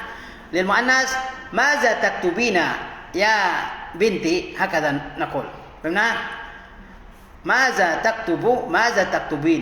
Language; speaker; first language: Arabic; non-native, fluent; Indonesian